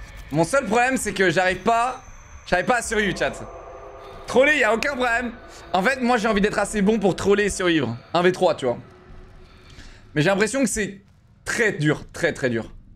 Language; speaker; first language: French; native; French